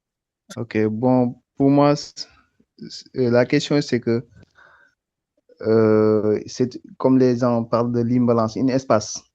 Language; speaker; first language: French; non-native, learner; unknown